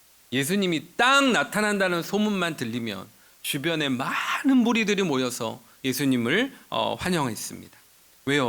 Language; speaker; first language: Korean; native; Korean